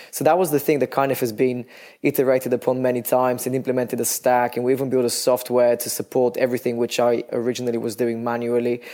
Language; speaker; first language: English; non-native, fluent; Bulgarian